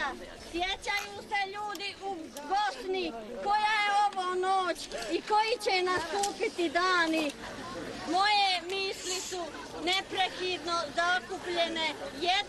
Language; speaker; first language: Bosnian; native; Bosnian